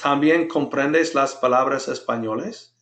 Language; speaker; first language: Spanish; non-native, fluent; English